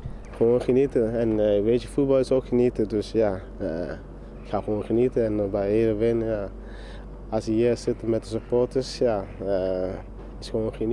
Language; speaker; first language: Dutch; non-native, fluent; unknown